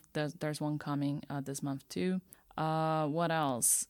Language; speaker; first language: English; non-native, fluent; Portuguese